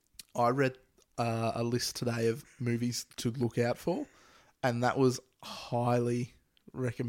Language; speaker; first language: English; native; English